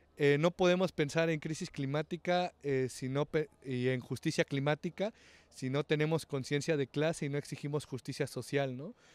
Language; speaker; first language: Spanish; native; Spanish